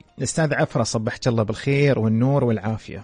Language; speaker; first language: Arabic; native; Arabic